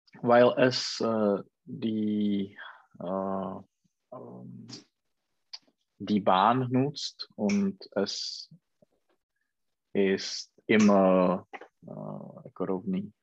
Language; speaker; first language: German; non-native, learner; Czech